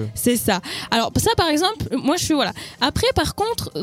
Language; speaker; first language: French; non-native, fluent; Spanish